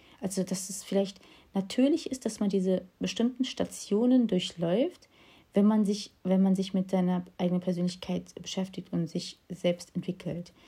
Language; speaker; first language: German; early bilingual, other home language; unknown